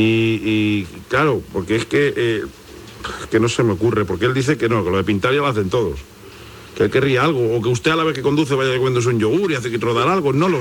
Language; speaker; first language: Spanish; native; Spanish